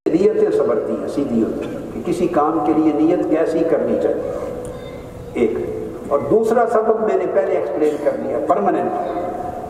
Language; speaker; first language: Urdu; native; Urdu